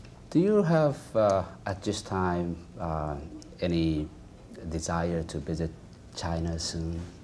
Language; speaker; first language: English; non-native, fluent; Japanese